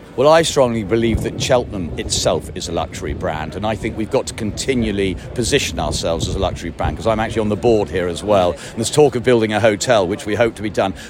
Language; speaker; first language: English; native; English